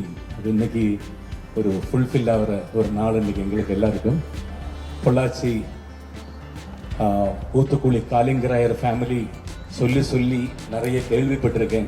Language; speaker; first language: Tamil; non-native, fluent; Malayalam